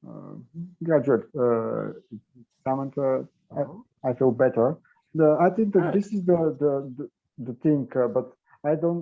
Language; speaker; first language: English; non-native, learner; Bulgarian